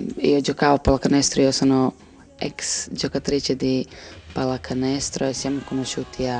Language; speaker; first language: Italian; non-native, learner; Serbian